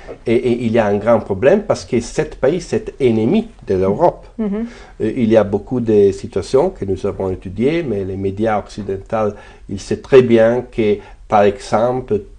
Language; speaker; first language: French; non-native, fluent; Italian